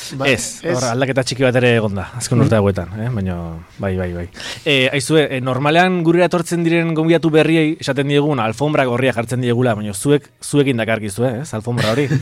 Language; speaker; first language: Basque; native; Basque